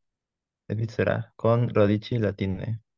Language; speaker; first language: Italian; non-native, learner; Spanish